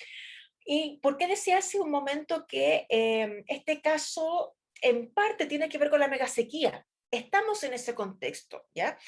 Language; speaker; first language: Spanish; native; Spanish